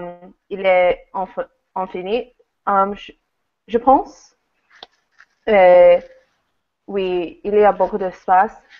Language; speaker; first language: French; non-native, learner; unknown